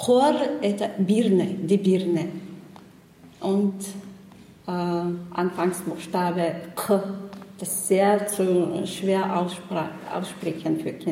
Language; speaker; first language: German; non-native, learner; Chechen